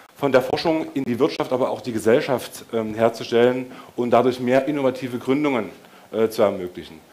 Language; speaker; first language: German; native; German